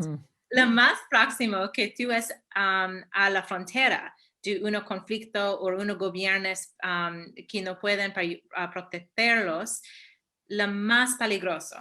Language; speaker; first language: Spanish; early bilingual, heritage; Spanish